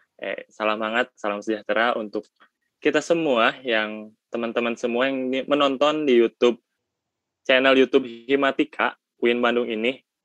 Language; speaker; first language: Indonesian; native; Indonesian